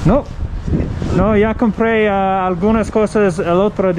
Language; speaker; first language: Spanish; non-native, learner; English